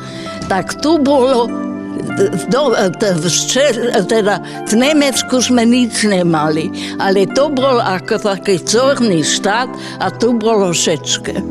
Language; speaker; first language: Slovak; non-native, fluent; German